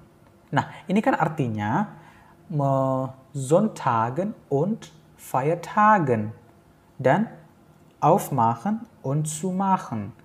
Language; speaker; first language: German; non-native, fluent; Indonesian